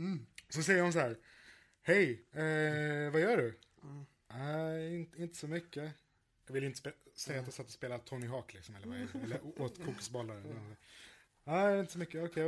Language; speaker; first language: Swedish; native; Swedish